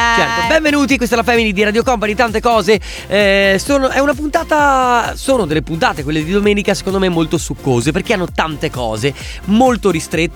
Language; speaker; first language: Italian; native; Italian